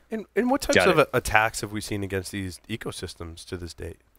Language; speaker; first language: English; native; English